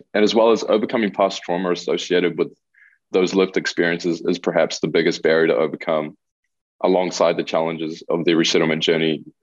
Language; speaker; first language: English; non-native, local second language; Spanish